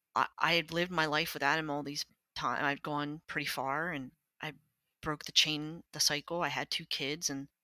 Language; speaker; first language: English; native; English